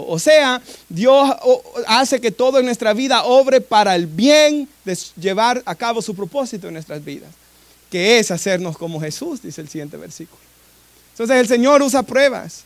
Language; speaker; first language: Spanish; native; Spanish